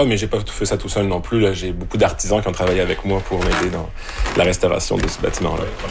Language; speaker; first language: French; native; French